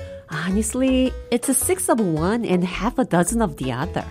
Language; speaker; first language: English; non-native, fluent; Korean